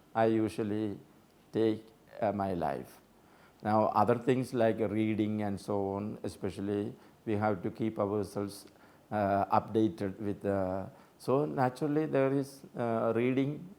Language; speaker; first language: English; non-native, local second language; Malayalam